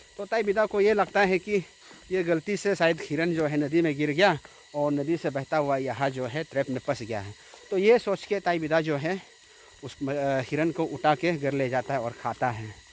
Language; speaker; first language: Hindi; non-native, local second language; Nyishi